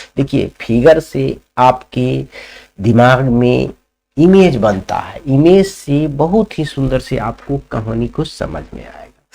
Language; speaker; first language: Hindi; native; Hindi